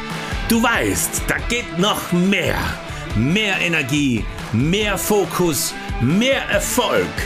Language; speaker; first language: German; native; German